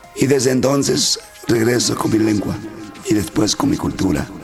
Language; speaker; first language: Spanish; non-native, local second language; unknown